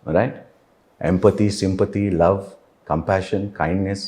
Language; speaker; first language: English; non-native, local second language; Telugu